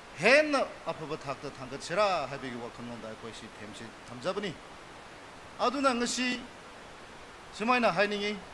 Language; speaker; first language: Manipuri; non-native, local second language; Tangkhul Naga (India)